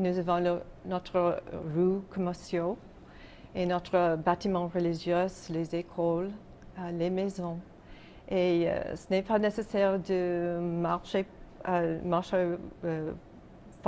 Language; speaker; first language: French; non-native, local second language; English